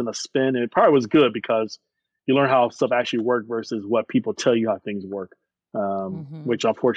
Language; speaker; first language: English; native; English